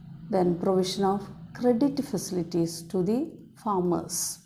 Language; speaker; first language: English; non-native, local second language; Malayalam